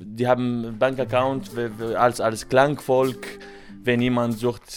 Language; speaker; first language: German; non-native, learner; Arabic